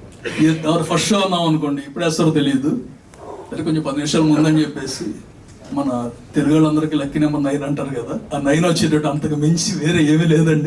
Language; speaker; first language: Telugu; native; Telugu